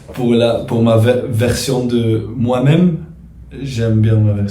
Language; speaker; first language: French; non-native, fluent; Arabic